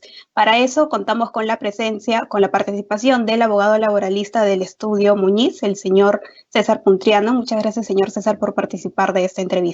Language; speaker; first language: Spanish; native; Spanish